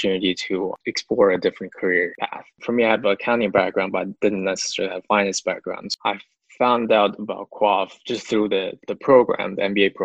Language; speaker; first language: English; non-native, fluent; Chinese